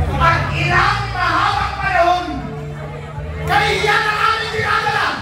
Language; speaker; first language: Filipino; non-native, local second language; Iloko